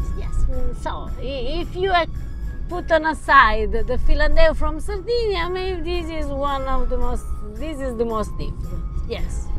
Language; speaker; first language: English; non-native, fluent; Italian